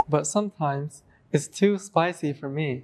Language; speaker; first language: English; non-native, learner; Thai